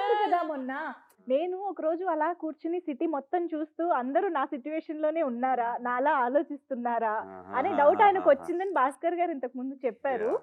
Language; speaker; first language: Telugu; native; Telugu